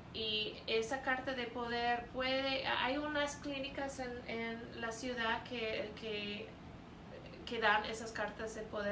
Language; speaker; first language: Spanish; non-native, fluent; English